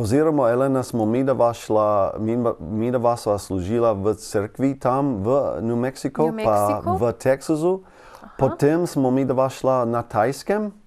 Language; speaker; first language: Slovenian; non-native, learner; English